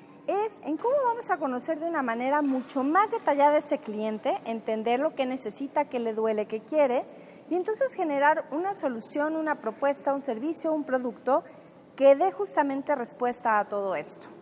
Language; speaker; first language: Spanish; native; Spanish